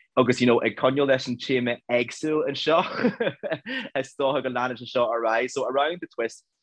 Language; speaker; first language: Irish; native; Irish